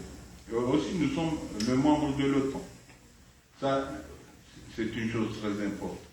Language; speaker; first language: French; non-native, fluent; Turkish